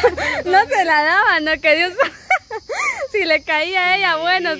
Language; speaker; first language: Spanish; native; Spanish